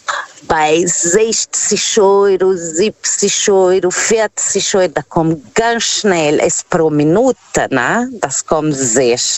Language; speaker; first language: German; non-native, fluent; Portuguese